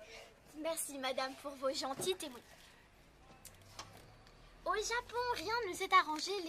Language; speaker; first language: French; native; French